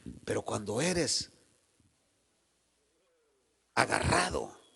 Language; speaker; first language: Spanish; native; Spanish